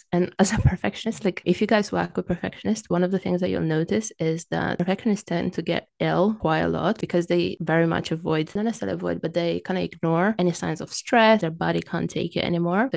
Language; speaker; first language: English; non-native, fluent; Romanian